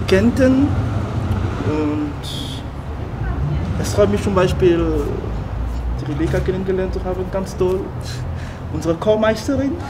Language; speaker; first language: German; non-native, fluent; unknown